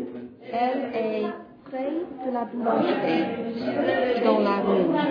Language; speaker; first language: French; non-native, fluent; English